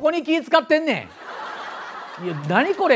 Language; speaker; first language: Japanese; native; Japanese